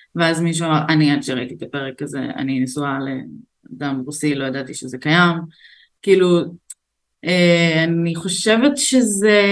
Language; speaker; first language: Hebrew; early bilingual, other home language; Russian